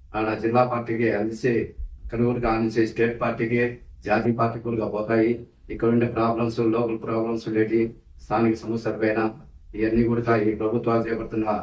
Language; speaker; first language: Telugu; native; Telugu